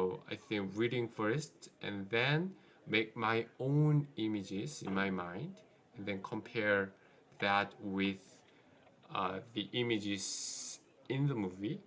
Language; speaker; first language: English; non-native, learner; Korean